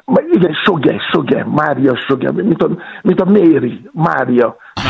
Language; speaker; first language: Hungarian; non-native, fluent; Yoruba